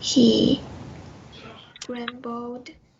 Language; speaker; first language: English; non-native, learner; Chinese